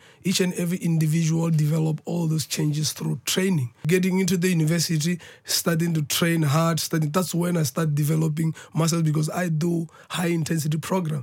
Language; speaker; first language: English; non-native, local second language; Northern Sotho